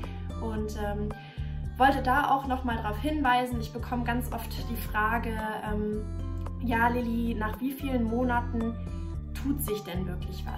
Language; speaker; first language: German; native; German